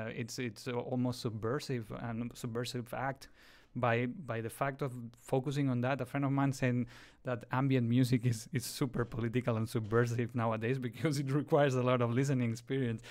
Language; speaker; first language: English; non-native, fluent; Spanish